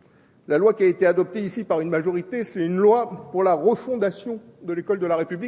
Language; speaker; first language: French; native; French